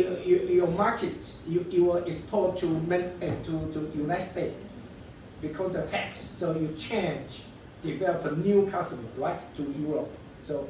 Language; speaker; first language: English; non-native, learner; Chinese